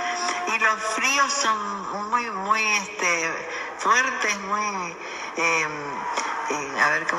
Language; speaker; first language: Spanish; native; Spanish